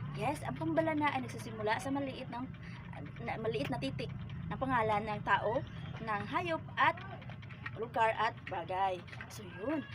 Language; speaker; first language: Filipino; non-native, local second language; Cebuano